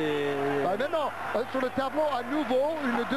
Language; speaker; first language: French; native; French